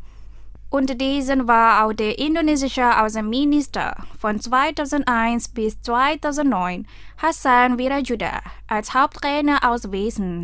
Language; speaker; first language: German; non-native, fluent; Indonesian